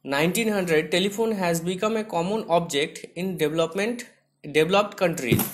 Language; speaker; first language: English; non-native, local second language; Bangla